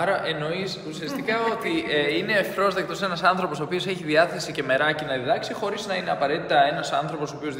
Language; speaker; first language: Greek; native; Greek